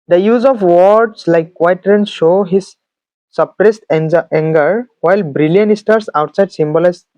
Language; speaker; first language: English; non-native, local second language; Assamese